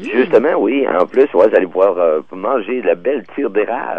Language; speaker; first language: French; native; French